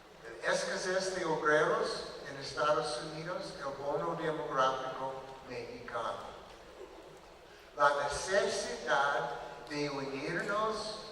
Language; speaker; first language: Spanish; non-native, learner; English